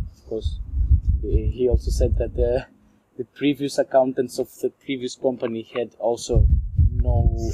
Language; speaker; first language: English; non-native, fluent; Greek